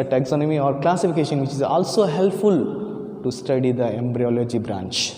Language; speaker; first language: English; non-native, local second language; Kannada